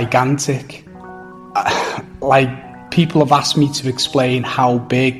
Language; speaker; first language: English; native; English